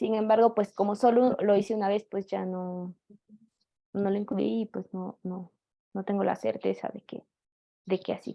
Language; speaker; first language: Spanish; native; Spanish